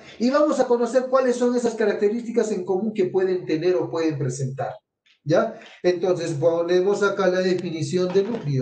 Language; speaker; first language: Spanish; native; Spanish